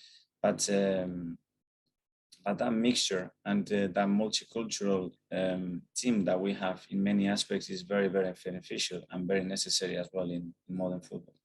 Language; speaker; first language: English; non-native, fluent; Spanish